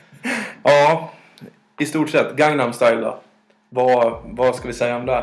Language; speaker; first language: Swedish; native; Swedish